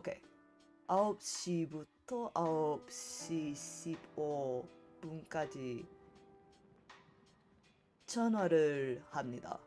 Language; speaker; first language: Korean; non-native, learner; English